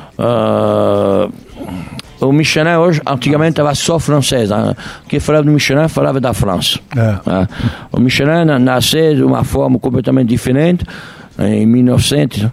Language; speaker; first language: Portuguese; non-native, fluent; French